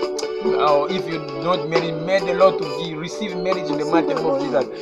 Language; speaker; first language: English; non-native, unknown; Lingala